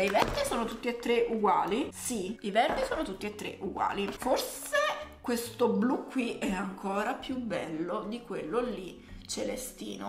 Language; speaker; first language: Italian; native; Italian